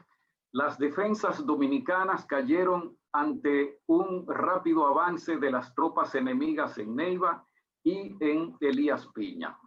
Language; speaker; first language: Spanish; native; Spanish